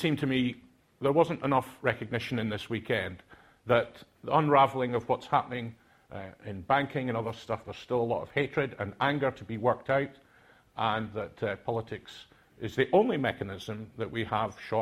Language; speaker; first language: English; non-native, local second language; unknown